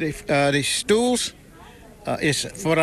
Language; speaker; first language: Dutch; non-native, learner; English